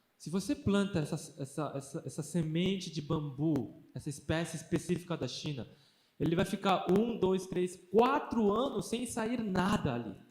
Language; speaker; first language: Portuguese; early bilingual, other home language; Korean